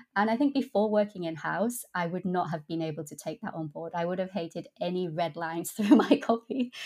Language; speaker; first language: English; native; English